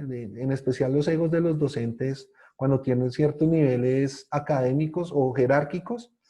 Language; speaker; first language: Spanish; native; Spanish